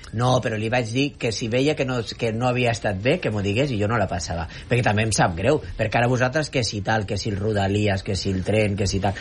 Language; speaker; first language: Catalan; native; Catalan